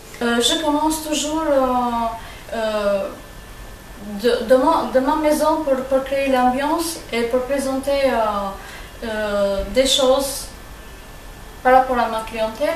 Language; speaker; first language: French; non-native, fluent; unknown